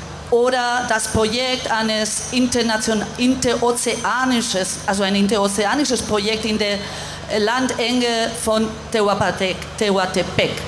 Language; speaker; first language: German; non-native, fluent; Spanish